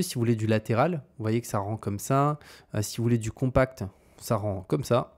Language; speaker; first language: French; native; French